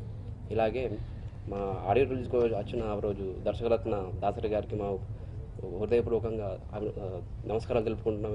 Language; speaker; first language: Telugu; native; Telugu